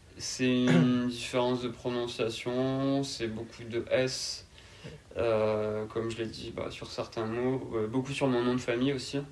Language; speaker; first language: French; native; French